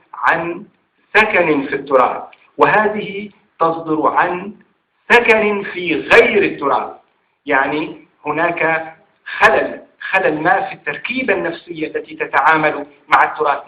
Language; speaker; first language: Arabic; native; Arabic